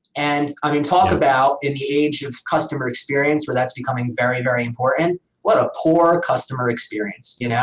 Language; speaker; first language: English; native; English